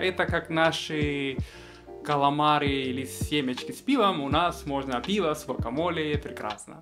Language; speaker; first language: Russian; non-native, fluent; Spanish